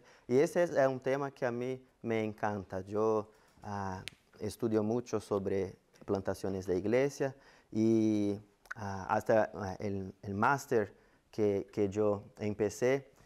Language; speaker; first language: Spanish; non-native, fluent; Portuguese